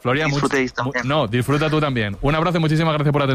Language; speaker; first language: Spanish; native; Spanish